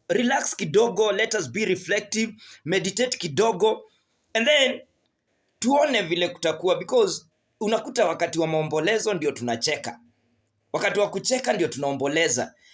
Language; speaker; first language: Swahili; native; Swahili